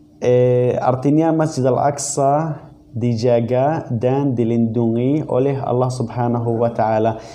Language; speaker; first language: Indonesian; non-native, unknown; Arabic